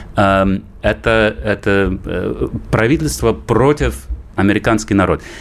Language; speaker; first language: Russian; non-native, fluent; English